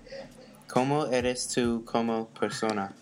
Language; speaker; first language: Spanish; non-native, learner; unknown